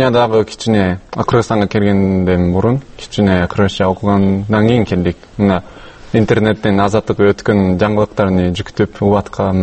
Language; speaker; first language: Kyrgyz; non-native, learner; Japanese